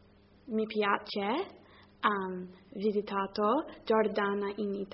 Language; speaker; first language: Italian; non-native, learner; English